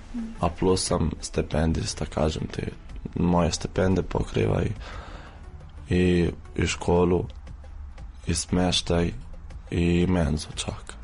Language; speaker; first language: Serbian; non-native, fluent; Arabic